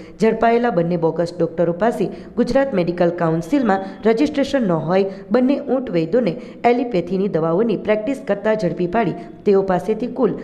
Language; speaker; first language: Gujarati; native; Gujarati